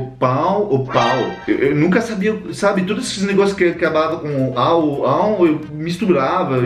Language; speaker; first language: Portuguese; non-native, fluent; French